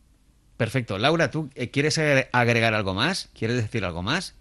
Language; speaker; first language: Spanish; native; Spanish